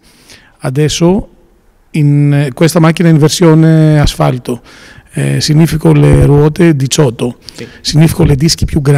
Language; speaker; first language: Italian; non-native, learner; Greek